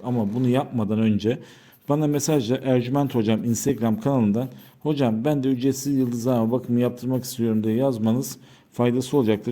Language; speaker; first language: Turkish; native; Turkish